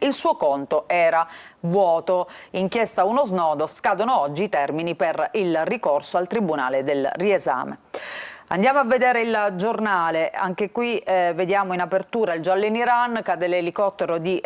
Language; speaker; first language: Italian; native; Italian